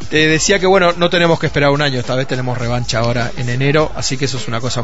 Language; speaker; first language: Spanish; native; Spanish